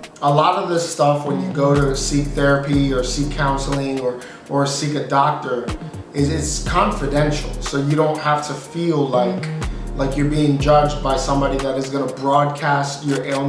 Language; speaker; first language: English; native; English